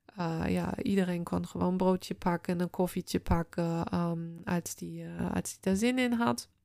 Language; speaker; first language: Dutch; non-native, fluent; German